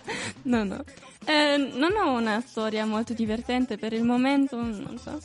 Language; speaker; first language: Italian; non-native, learner; German